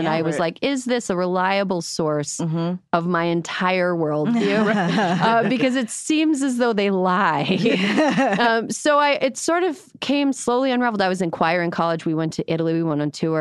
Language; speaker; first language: English; native; English